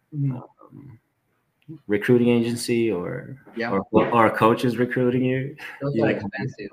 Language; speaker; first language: English; non-native, fluent; Serbian